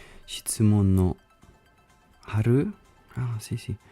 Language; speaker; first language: Japanese; non-native, learner; English